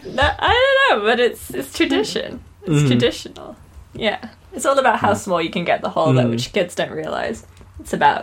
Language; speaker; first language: English; native; English